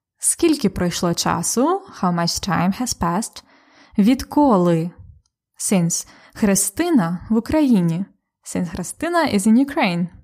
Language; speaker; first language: Ukrainian; native; Ukrainian